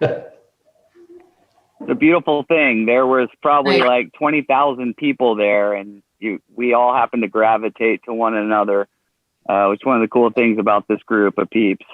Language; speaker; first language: English; native; English